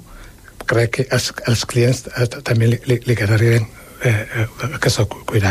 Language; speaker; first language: Catalan; non-native, fluent; Wolof